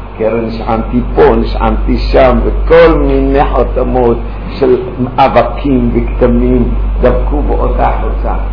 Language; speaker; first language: Hebrew; early bilingual, other home language; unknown